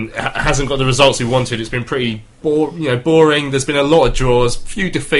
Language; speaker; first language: English; native; English